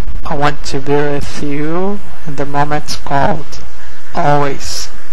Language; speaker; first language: English; non-native, fluent; Portuguese